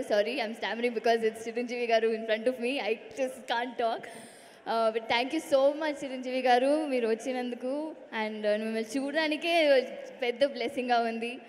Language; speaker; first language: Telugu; non-native, learner; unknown